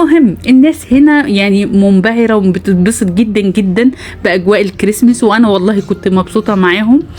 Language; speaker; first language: Arabic; native; Arabic